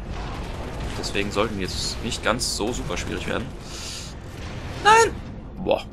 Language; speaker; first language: German; native; German